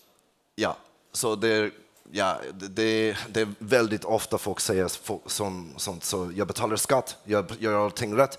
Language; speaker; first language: Swedish; non-native, fluent; English